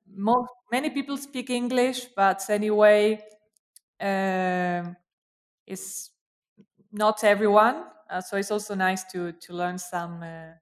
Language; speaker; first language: English; non-native, fluent; Spanish